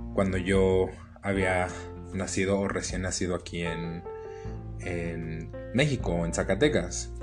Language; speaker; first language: Spanish; early bilingual, heritage; Spanish